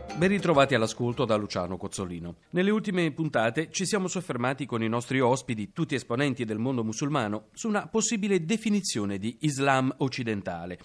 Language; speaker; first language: Italian; native; Italian